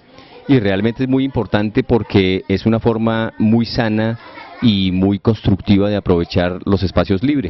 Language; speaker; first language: Spanish; native; Spanish